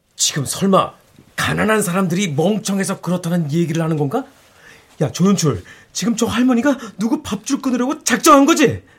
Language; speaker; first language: Korean; native; Korean